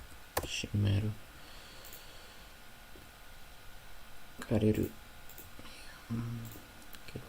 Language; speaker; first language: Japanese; non-native, learner; Ukrainian